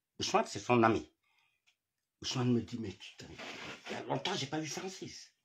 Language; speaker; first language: French; non-native, local second language; Wolof